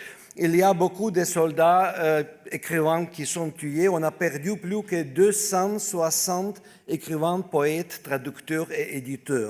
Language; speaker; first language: French; non-native, fluent; Ukrainian